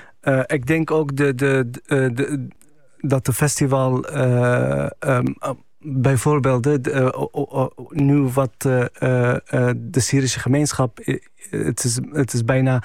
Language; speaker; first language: Dutch; non-native, fluent; Arabic